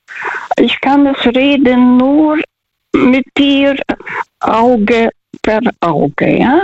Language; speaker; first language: German; non-native, fluent; Russian